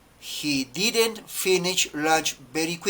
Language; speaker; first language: English; non-native, learner; Spanish